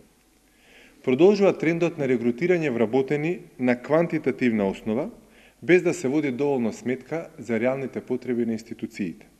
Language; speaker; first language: Macedonian; native; Macedonian